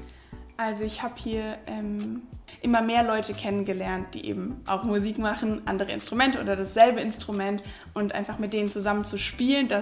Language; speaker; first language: German; native; German